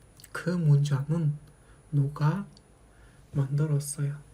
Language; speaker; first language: Korean; non-native, fluent; Kazakh